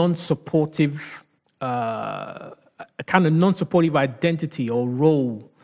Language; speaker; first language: English; non-native, local second language; Yoruba